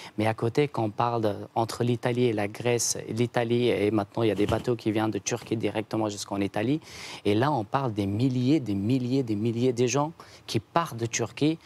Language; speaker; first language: French; non-native, fluent; Persian